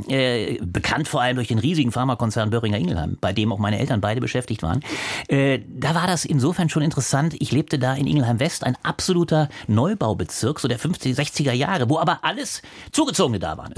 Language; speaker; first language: German; native; German